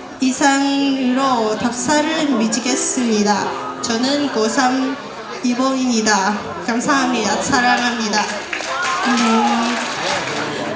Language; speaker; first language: Korean; non-native, fluent; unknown